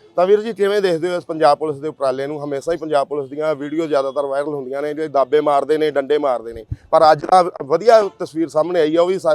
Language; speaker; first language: Punjabi; native; Punjabi